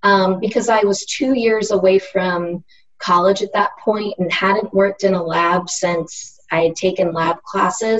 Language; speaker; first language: English; native; English